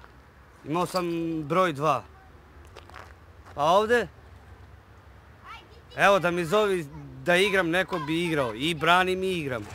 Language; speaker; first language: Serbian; non-native, local second language; Romany